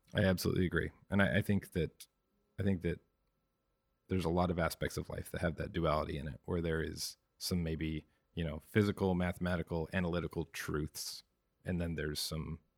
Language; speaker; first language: English; native; English